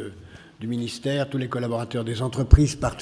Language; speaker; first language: French; native; French